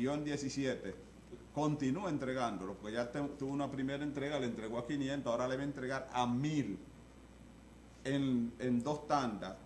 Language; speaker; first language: Spanish; native; Spanish